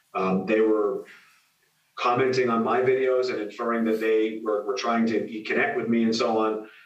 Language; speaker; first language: English; native; English